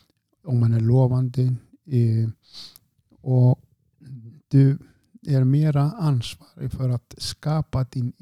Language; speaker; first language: Swedish; non-native, fluent; Icelandic